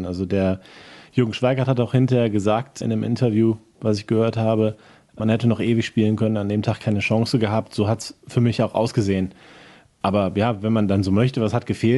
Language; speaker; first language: German; native; German